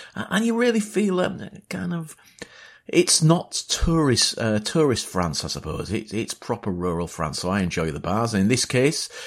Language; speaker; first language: English; native; English